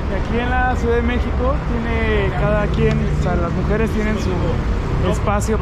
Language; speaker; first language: Spanish; native; Spanish